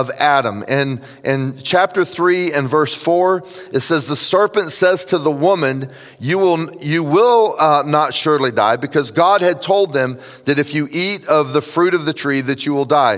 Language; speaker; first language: English; native; English